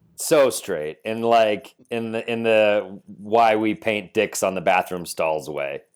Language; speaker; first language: English; native; English